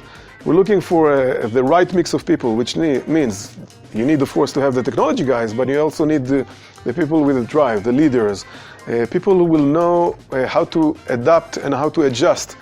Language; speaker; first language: English; non-native, fluent; Hebrew